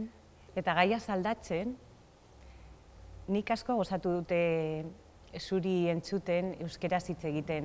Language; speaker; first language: Basque; non-native, local second language; Spanish